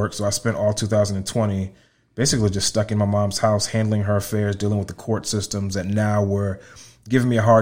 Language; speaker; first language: English; native; English